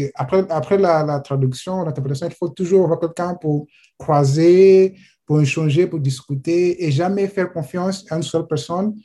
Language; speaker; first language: French; non-native, fluent; Portuguese